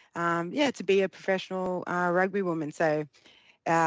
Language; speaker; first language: English; early bilingual, other home language; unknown